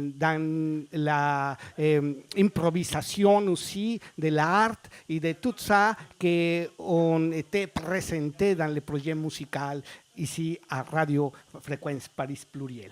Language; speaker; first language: French; non-native, fluent; Spanish